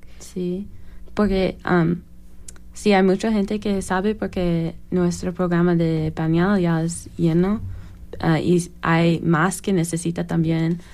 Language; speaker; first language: Spanish; non-native, learner; English